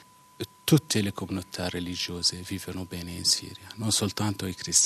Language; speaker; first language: Italian; non-native, fluent; Arabic